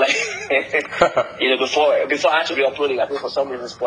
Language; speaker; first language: English; non-native, local second language; Yoruba